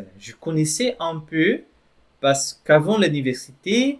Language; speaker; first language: French; non-native, fluent; Portuguese